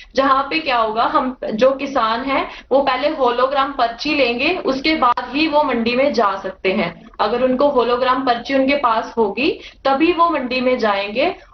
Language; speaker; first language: Hindi; native; Hindi